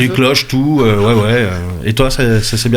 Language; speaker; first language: French; native; French